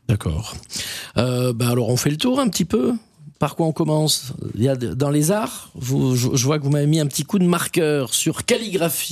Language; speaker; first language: French; native; French